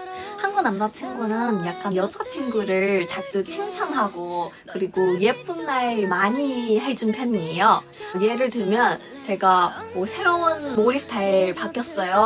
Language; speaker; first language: Korean; non-native, fluent; Chinese